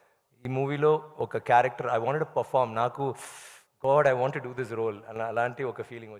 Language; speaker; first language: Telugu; non-native, learner; Tamil